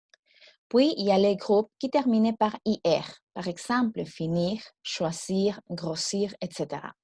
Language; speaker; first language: French; non-native, fluent; Spanish